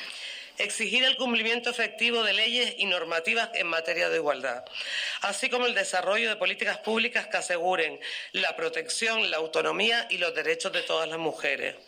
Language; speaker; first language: Spanish; native; Spanish